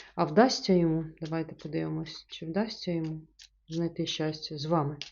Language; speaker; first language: Ukrainian; non-native, local second language; Russian